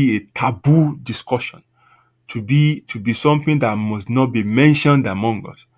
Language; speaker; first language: English; non-native, local second language; Yoruba